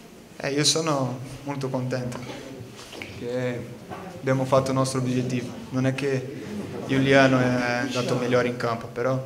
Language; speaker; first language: Italian; non-native, fluent; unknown